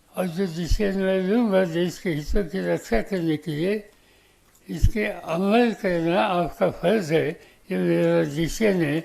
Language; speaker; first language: Hindi; non-native, local second language; Marathi